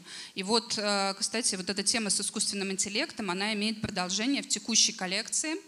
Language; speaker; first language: Russian; native; Russian